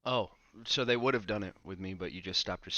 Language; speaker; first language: English; native; English